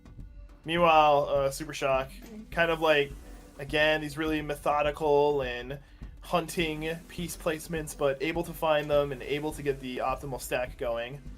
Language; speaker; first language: English; native; English